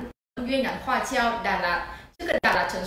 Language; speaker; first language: Chinese; non-native, fluent; Vietnamese